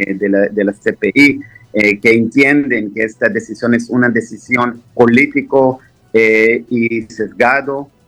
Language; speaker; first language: Spanish; non-native, fluent; Hebrew